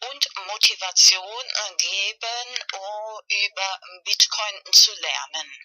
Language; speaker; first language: German; non-native, fluent; Spanish